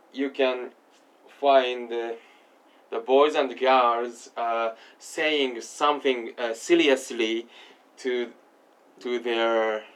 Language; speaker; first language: English; non-native, learner; Japanese